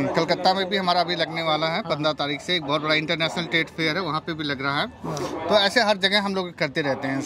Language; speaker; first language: Hindi; native; Hindi